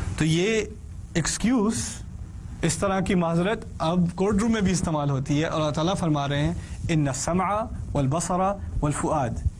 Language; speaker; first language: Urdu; early bilingual, heritage; Urdu